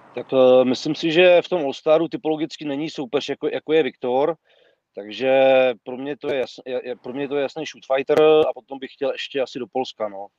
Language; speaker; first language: Czech; native; Czech